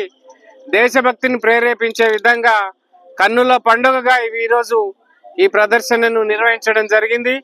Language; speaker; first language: Telugu; native; Telugu